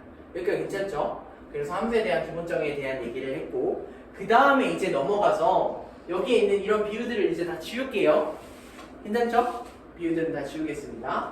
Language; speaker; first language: Korean; native; Korean